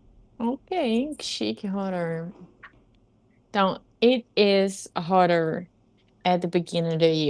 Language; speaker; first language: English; non-native, learner; Portuguese